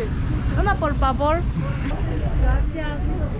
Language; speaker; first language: Spanish; non-native, learner; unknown